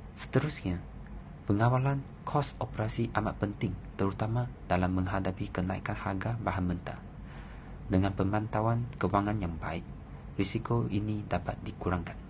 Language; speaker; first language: Malay; non-native, local second language; Chinese